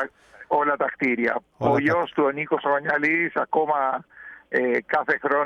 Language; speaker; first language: Greek; early bilingual, heritage; Spanish